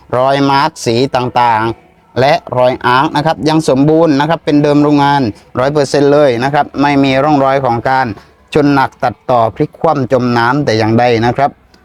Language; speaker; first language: Thai; native; Thai